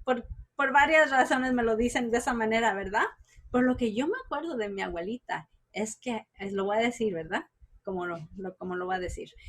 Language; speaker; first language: Spanish; early bilingual, heritage; Spanish